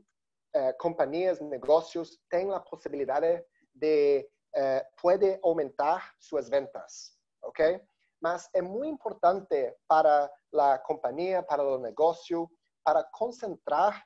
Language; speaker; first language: Spanish; non-native, learner; Portuguese